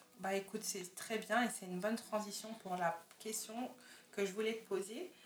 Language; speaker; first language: French; native; French